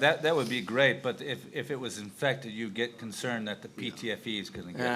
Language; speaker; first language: English; native; English